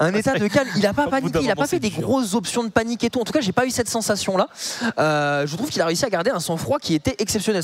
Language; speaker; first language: French; native; French